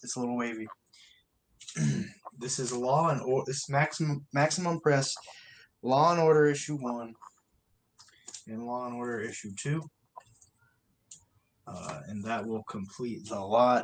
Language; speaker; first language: English; native; English